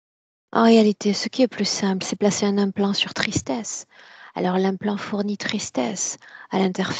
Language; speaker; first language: French; native; French